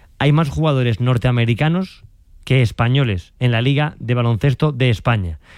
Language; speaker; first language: Spanish; native; Spanish